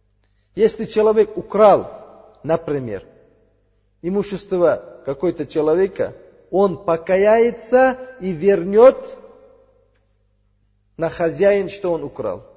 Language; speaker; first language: Russian; non-native, learner; Uzbek